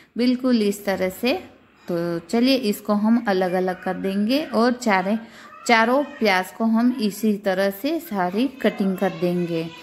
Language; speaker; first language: Hindi; non-native, local second language; Gujarati